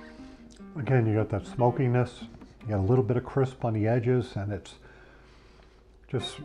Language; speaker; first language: English; native; English